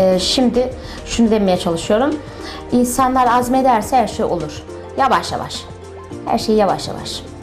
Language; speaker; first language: Turkish; early bilingual, heritage; Turkish